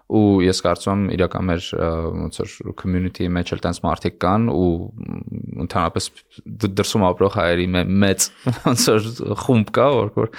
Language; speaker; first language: Armenian; native; Armenian